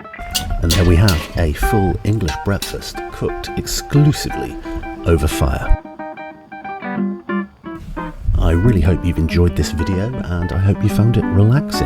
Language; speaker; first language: English; native; English